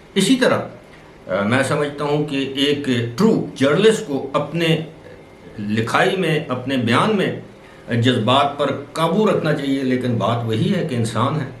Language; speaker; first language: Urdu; non-native, local second language; Northern Hindko